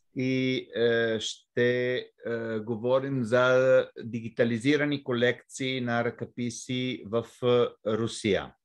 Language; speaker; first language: Bulgarian; non-native, fluent; Italian